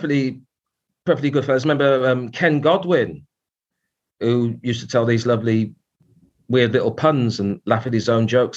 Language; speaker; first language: English; native; English